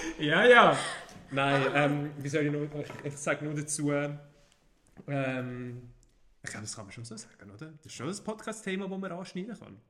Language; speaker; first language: German; native; German